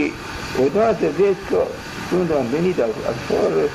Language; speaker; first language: Romanian; non-native, local second language; German